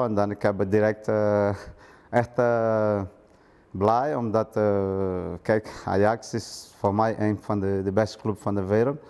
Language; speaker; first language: Dutch; non-native, learner; Portuguese